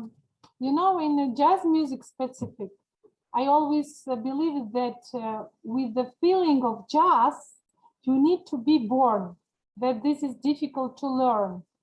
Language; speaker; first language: English; non-native, learner; Georgian